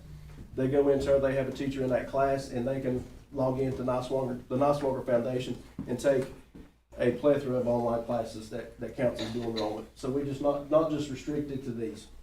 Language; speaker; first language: English; native; English